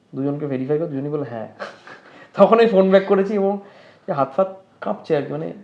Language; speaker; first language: Bangla; native; Bangla